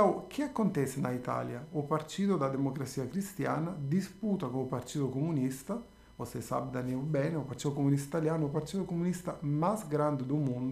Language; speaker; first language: Portuguese; non-native, fluent; Italian